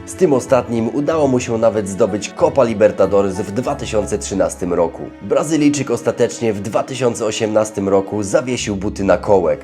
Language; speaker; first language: Polish; native; Polish